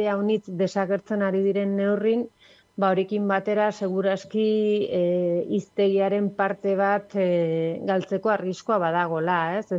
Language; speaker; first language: Basque; native; Basque